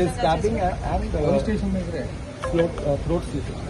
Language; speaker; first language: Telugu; non-native, learner; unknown